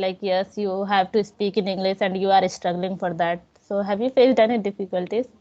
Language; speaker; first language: English; non-native, local second language; Hindi